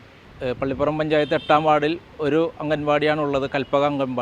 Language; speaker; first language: Malayalam; native; Malayalam